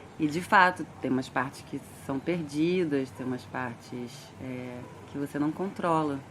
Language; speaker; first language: Portuguese; early bilingual, other home language; French